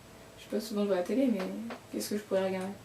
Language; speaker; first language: French; native; French